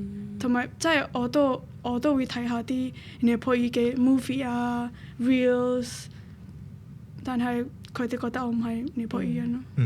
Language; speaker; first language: Cantonese; early bilingual, other home language; Nepali